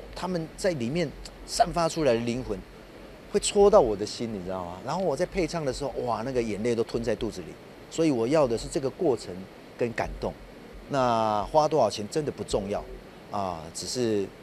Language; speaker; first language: Chinese; non-native, local second language; Min Nan Chinese